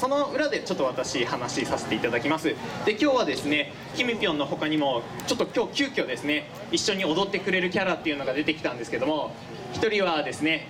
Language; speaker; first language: Japanese; native; Japanese